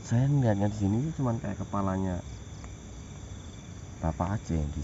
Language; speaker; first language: Indonesian; native; Indonesian